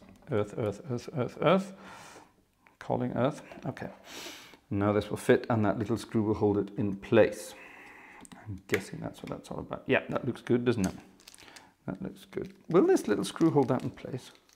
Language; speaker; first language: English; native; English